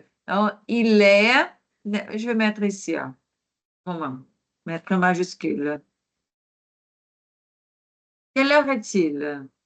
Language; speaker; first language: French; non-native, fluent; Portuguese